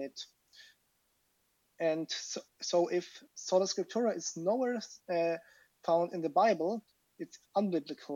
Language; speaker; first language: English; non-native, fluent; German